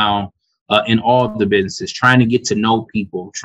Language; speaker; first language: English; native; English